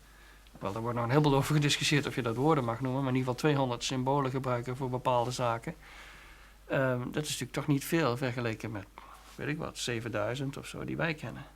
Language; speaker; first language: Dutch; native; Dutch